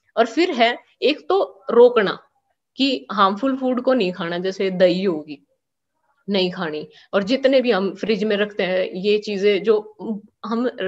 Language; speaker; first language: Hindi; native; Hindi